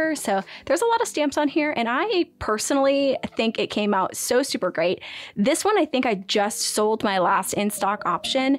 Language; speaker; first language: English; native; English